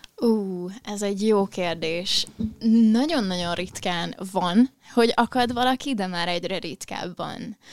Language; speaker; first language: Hungarian; early bilingual, heritage; Hungarian